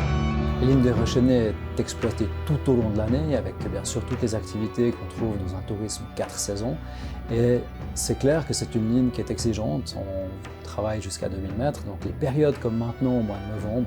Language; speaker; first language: French; native; French